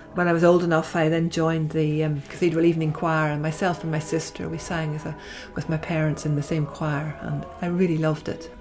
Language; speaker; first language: English; native; English